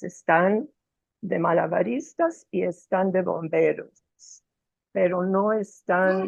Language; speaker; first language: Spanish; non-native, fluent; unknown